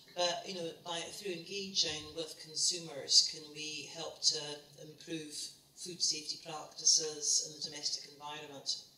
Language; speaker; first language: English; native; English